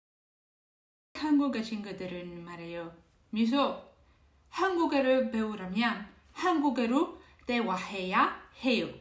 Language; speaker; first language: Korean; non-native, learner; Italian